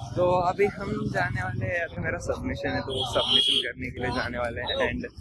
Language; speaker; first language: Hindi; non-native, local second language; Marathi